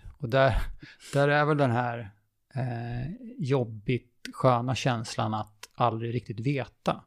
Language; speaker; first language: Swedish; native; Swedish